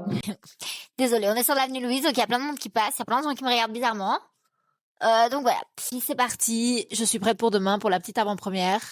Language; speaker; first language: French; native; French